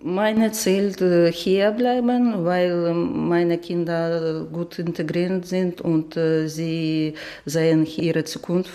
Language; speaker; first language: German; non-native, learner; Ukrainian